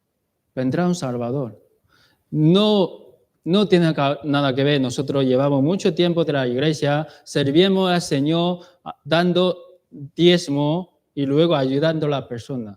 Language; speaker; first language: Spanish; non-native, learner; Chinese